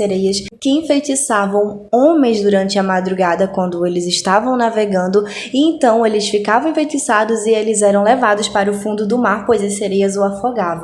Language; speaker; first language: Portuguese; native; Portuguese